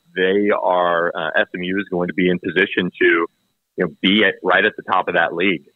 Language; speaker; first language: English; native; English